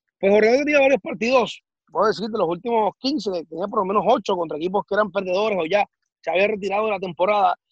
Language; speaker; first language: Spanish; native; Spanish